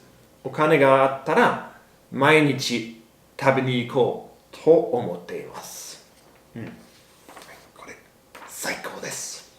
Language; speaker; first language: Japanese; non-native, learner; English